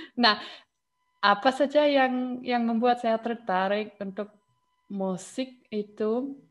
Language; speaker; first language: Indonesian; non-native, fluent; German